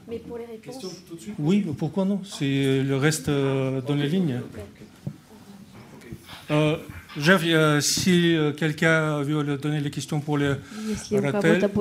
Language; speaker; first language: French; non-native, learner; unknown